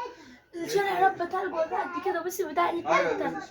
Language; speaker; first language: Arabic; native; Arabic